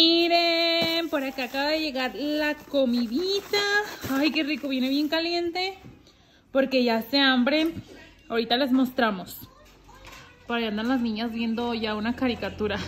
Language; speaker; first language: Spanish; native; Spanish